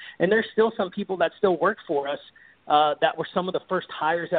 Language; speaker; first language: English; native; English